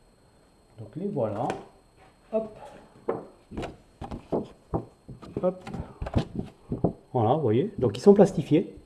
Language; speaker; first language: French; native; French